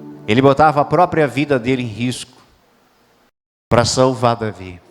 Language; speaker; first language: Portuguese; native; Portuguese